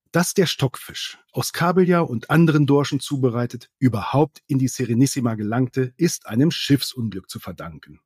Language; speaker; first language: German; native; German